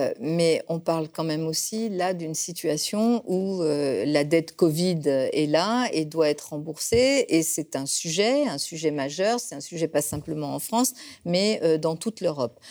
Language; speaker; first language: French; early bilingual, other home language; Spanish